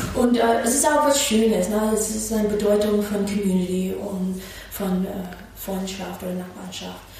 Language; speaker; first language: German; non-native, fluent; English